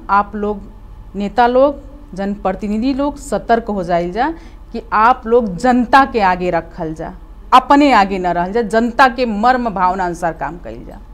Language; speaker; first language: Bhojpuri; native; Bhojpuri